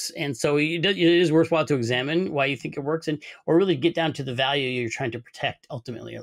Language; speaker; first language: English; native; English